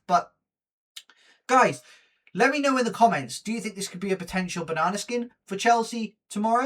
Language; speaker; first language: English; native; English